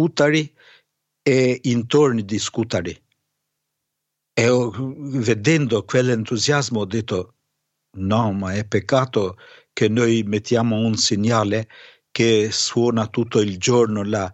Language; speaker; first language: Italian; non-native, fluent; Albanian